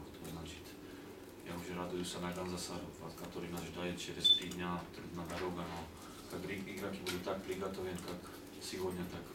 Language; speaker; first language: Russian; non-native, learner; Slovak